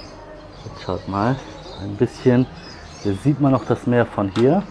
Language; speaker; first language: German; native; German